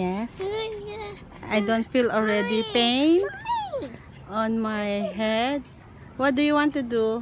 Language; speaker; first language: English; non-native, local second language; Filipino